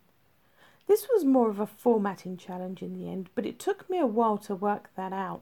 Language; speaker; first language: English; native; English